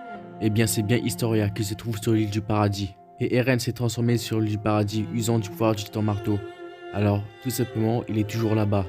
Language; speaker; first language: French; native; French